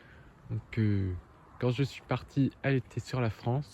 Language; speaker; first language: French; native; French